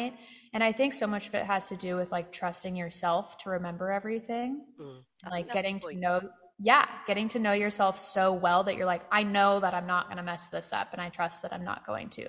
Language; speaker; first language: English; native; English